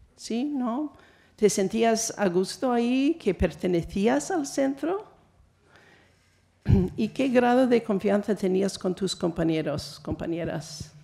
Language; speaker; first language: Spanish; non-native, fluent; English